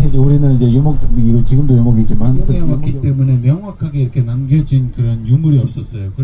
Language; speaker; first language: Korean; non-native, fluent; Mongolian